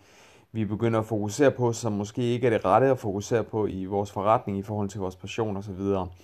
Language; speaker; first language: Danish; native; Danish